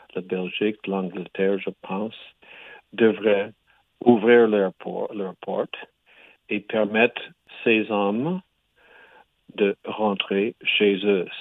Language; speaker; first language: French; native; French